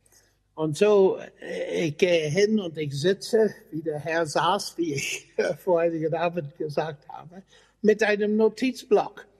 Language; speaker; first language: German; non-native, fluent; English